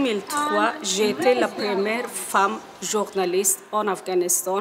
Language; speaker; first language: French; non-native, learner; Persian